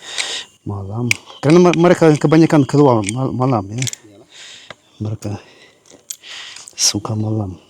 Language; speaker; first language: Indonesian; non-native, learner; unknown